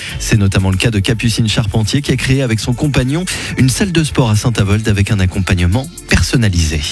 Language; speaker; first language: French; native; French